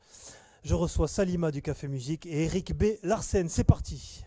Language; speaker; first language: French; native; French